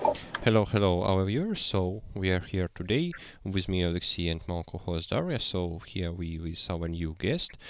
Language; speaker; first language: English; non-native, learner; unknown